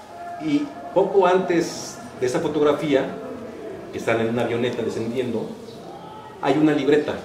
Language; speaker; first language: Spanish; native; Spanish